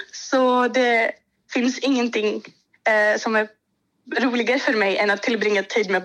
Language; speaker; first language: Swedish; non-native, fluent; Greek